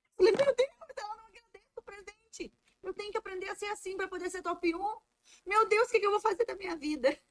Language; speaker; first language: Portuguese; native; Portuguese